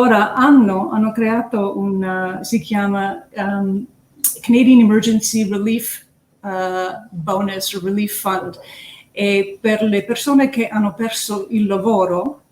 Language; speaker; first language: Italian; early bilingual, heritage; English